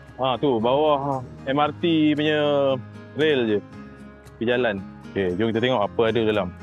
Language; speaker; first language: Malay; native; Malay